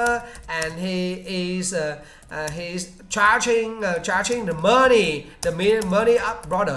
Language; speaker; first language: English; non-native, learner; Vietnamese